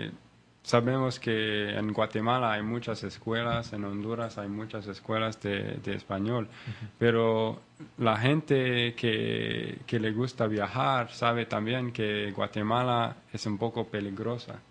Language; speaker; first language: Spanish; non-native, learner; English